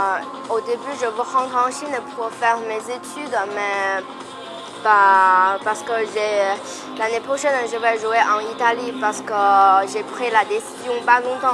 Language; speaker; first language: French; non-native, learner; Chinese